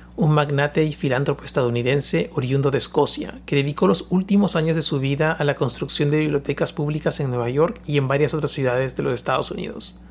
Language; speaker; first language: Spanish; native; Spanish